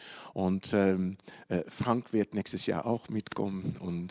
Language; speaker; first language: German; non-native, learner; Dutch